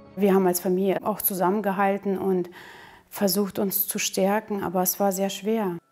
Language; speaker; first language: German; early bilingual, other home language; Russian